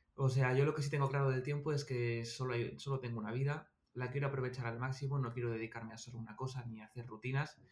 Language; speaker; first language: Spanish; native; Spanish